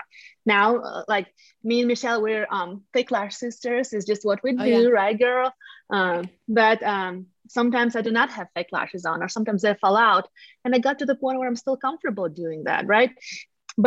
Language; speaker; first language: English; non-native, fluent; Latvian